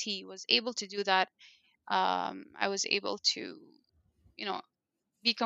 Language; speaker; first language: English; non-native, fluent; Arabic